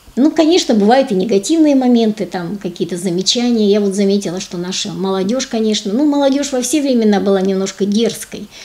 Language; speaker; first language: Russian; native; Russian